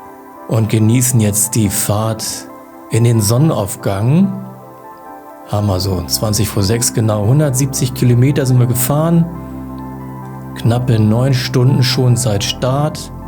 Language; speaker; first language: German; native; German